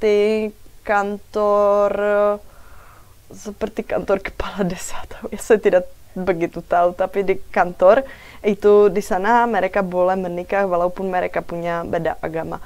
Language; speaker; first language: Indonesian; non-native, fluent; Czech